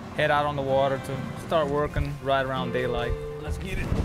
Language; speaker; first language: English; native; English